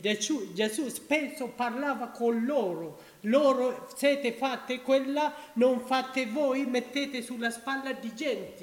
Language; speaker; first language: Italian; non-native, learner; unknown